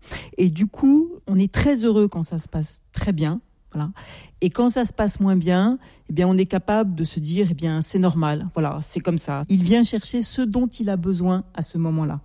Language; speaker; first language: French; native; French